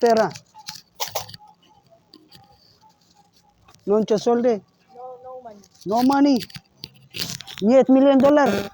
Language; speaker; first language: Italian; non-native, learner; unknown